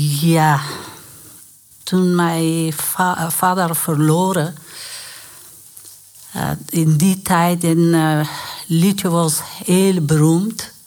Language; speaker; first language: Dutch; non-native, learner; Persian